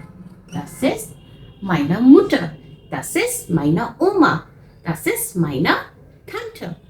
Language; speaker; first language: German; non-native, fluent; Hindi